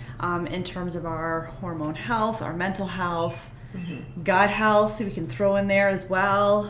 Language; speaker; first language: English; native; English